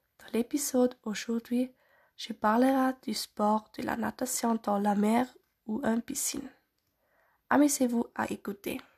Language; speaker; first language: French; non-native, learner; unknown